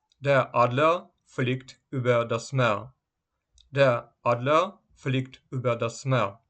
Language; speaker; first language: German; non-native, fluent; Ukrainian